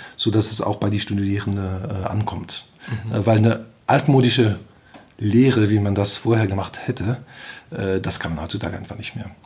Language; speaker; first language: German; non-native, fluent; French